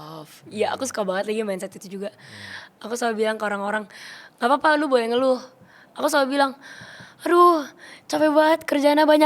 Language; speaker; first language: Indonesian; native; Indonesian